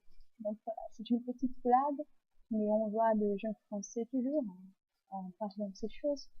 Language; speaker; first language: French; non-native, fluent; Portuguese